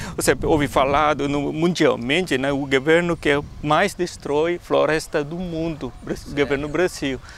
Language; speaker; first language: Portuguese; non-native, fluent; Malayalam